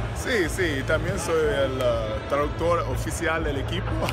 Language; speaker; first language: Spanish; non-native, fluent; English